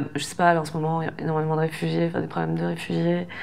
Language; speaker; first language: French; native; French